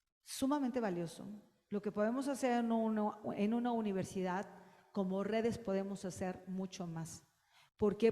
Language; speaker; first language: Spanish; native; Spanish